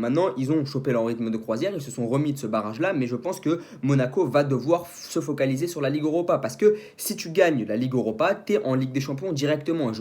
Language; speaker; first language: French; native; French